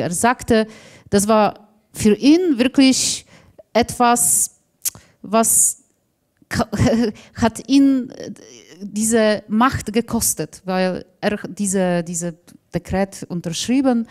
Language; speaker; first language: German; non-native, fluent; Polish